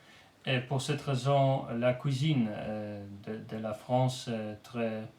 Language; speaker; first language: French; non-native, learner; Polish